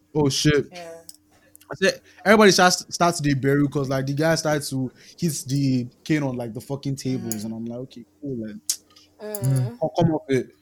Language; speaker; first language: English; non-native, local second language; Yoruba